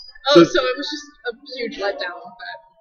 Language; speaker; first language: English; native; English